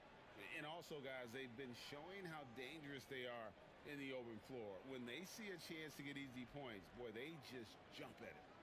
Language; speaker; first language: English; native; English